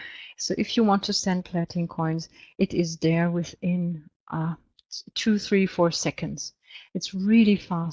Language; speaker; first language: English; non-native, fluent; German